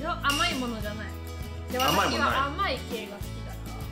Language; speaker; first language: Japanese; non-native, fluent; German